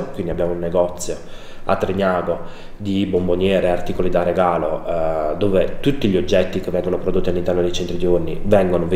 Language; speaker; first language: Italian; native; Italian